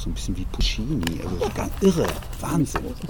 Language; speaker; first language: German; native; German